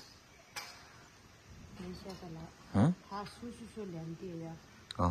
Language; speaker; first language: Chinese; non-native, learner; Nepali